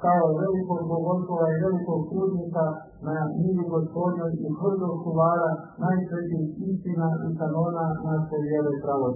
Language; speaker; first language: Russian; non-native, learner; Serbian